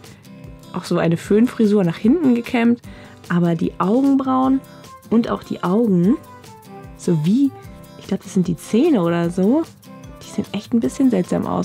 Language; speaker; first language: German; native; German